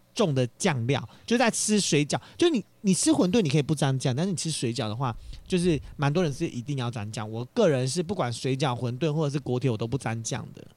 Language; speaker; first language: Chinese; native; Chinese